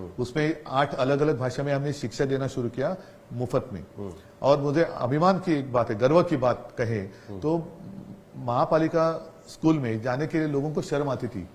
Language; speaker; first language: Hindi; non-native, local second language; Marathi